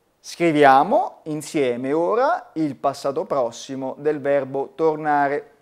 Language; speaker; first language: Italian; native; Italian